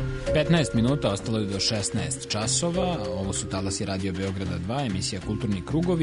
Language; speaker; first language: Serbian; native; Serbian